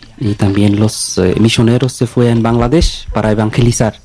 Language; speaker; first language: Spanish; non-native, learner; Bangla